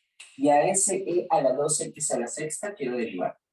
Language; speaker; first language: Spanish; native; Spanish